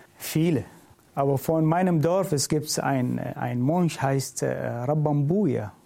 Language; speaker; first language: German; non-native, learner; Syriac